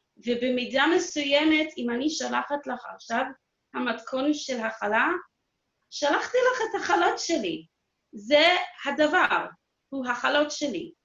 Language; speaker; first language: Hebrew; non-native, fluent; English